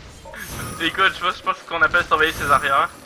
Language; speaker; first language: French; native; French